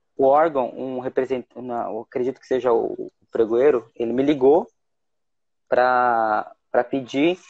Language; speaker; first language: Portuguese; native; Portuguese